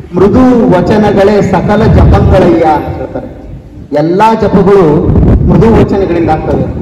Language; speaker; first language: Kannada; non-native, local second language; Urdu